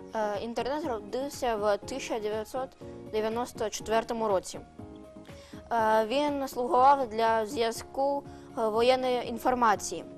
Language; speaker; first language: Ukrainian; non-native, local second language; Russian